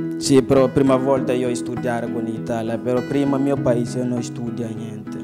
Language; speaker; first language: Italian; non-native, learner; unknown